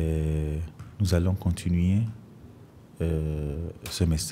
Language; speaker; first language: French; non-native, fluent; Arabic